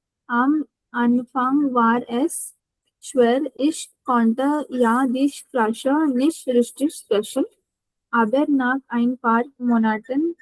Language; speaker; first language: German; non-native, learner; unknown